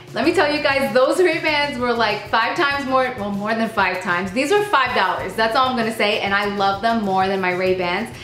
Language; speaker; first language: English; native; English